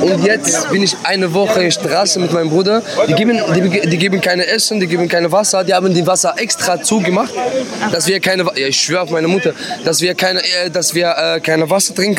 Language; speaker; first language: German; non-native, fluent; Arabic